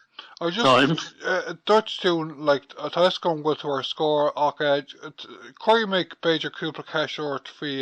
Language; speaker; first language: Irish; non-native, local second language; English